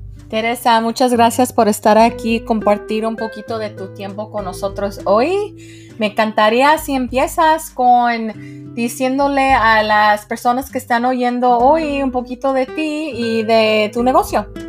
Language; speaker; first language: Spanish; early bilingual, heritage; Spanish